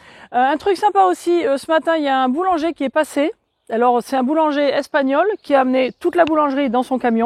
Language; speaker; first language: French; native; French